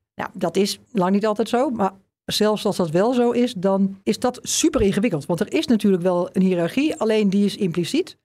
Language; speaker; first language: Dutch; native; Dutch